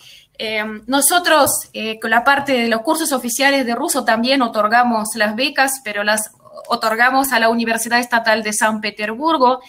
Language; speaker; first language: Spanish; non-native, fluent; Russian